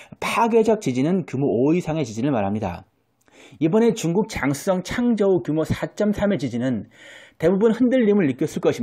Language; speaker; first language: Korean; native; Korean